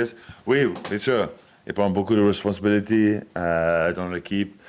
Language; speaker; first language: French; non-native, fluent; English